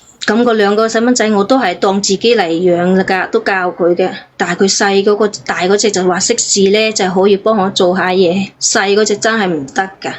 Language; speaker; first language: Cantonese; native; Cantonese